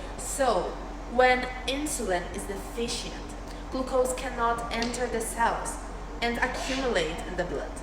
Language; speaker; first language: English; non-native, fluent; Portuguese